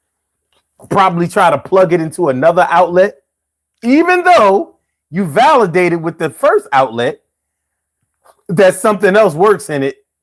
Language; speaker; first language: English; native; English